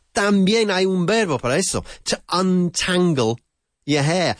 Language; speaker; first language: Spanish; non-native, fluent; English